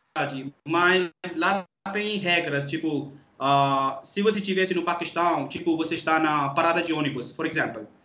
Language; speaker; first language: Portuguese; non-native, learner; Urdu